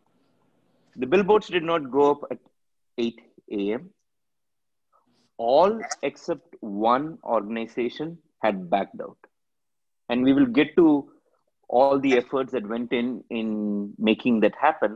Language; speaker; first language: English; non-native, local second language; Tamil